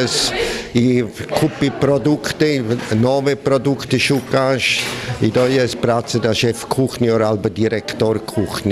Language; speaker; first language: Polish; non-native, learner; Slovenian